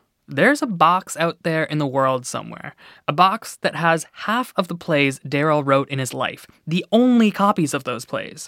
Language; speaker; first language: English; native; English